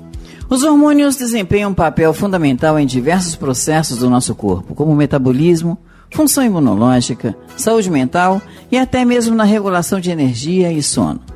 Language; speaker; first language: Portuguese; native; Portuguese